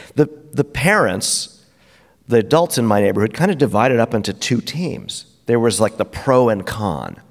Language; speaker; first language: English; native; English